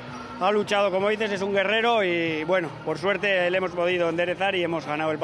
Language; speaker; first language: Spanish; native; Spanish